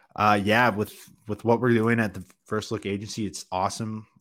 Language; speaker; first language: English; native; English